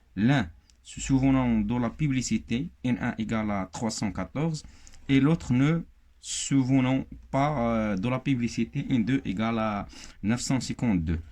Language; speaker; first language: French; non-native, local second language; Arabic